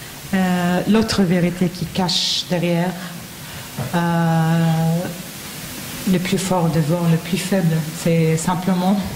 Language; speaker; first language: French; non-native, fluent; Arabic